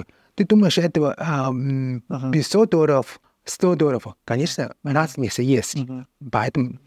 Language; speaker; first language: Russian; non-native, learner; Chinese